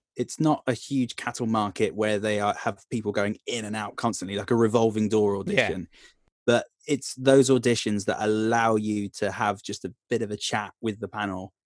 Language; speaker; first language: English; native; English